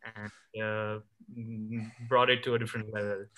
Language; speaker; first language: English; non-native, local second language; Gujarati